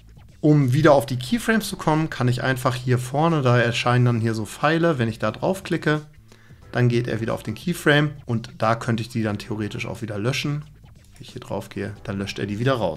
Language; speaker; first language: German; native; German